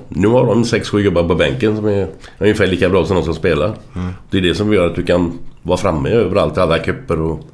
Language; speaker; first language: Swedish; native; Swedish